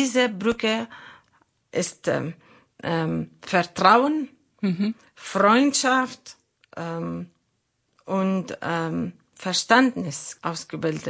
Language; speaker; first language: German; non-native, learner; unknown